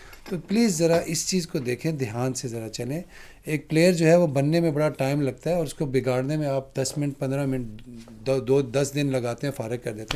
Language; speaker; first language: Urdu; native; Urdu